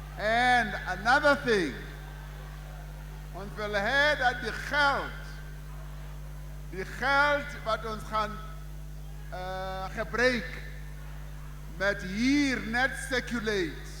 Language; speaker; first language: Afrikaans; non-native, local second language; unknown